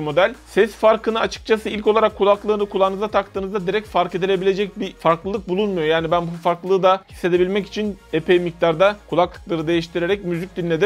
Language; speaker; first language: Turkish; native; Turkish